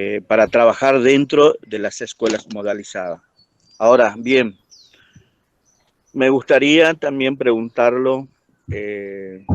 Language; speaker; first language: Spanish; non-native, local second language; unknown